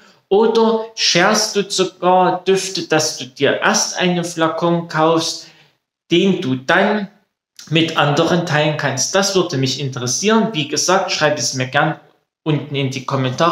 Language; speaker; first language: German; native; German